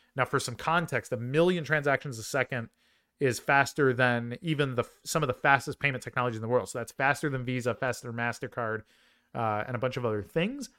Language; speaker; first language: English; native; English